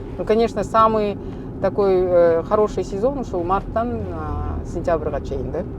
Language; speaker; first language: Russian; non-native, local second language; Kyrgyz